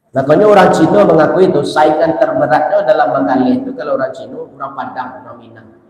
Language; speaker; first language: Malay; non-native, local second language; Minangkabau